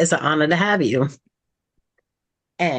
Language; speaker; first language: English; native; English